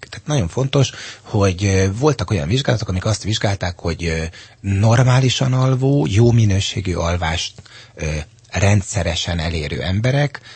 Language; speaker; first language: Hungarian; native; Hungarian